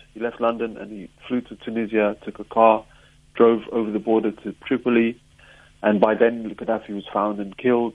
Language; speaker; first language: English; native; English